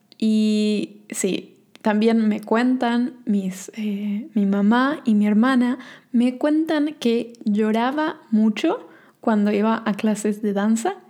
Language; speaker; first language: Spanish; native; Spanish